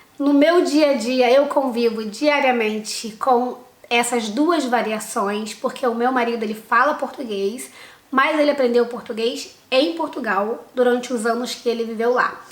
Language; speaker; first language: Portuguese; native; Portuguese